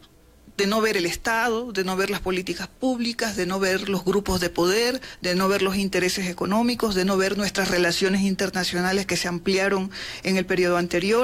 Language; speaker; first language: Spanish; native; Spanish